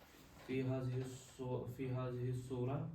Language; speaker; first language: Arabic; non-native, learner; Urdu